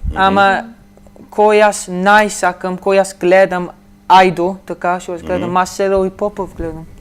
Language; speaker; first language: Macedonian; early bilingual, heritage; Macedonian